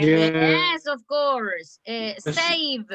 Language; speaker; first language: English; non-native, fluent; Spanish